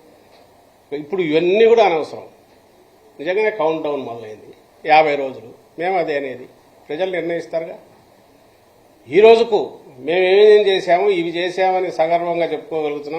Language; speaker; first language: Telugu; native; Telugu